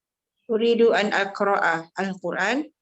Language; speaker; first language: Arabic; non-native, learner; Malay